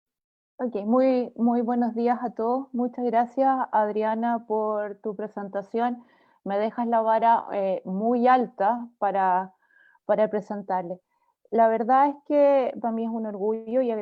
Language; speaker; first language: Spanish; native; Spanish